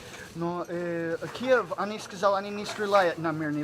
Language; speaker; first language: Russian; non-native, learner; English